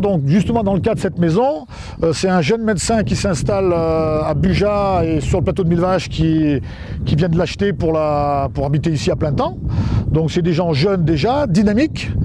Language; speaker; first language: French; native; French